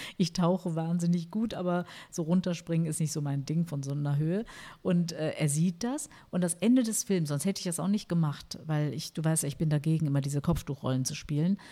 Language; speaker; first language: German; early bilingual, other home language; Turkish